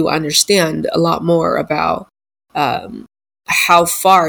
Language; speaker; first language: English; non-native, fluent; Chinese